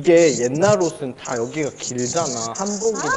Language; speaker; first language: Korean; native; Korean